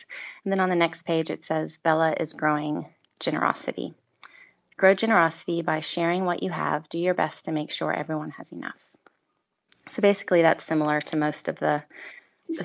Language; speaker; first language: English; native; English